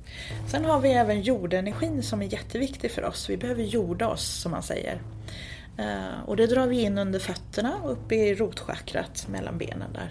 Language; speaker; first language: Swedish; native; Swedish